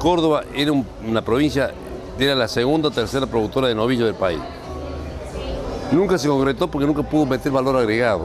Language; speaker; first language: Spanish; native; Spanish